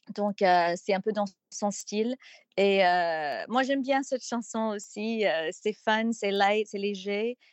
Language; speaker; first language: French; non-native, fluent; English